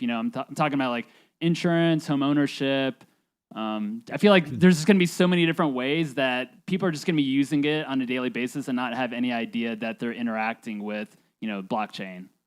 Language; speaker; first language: English; native; English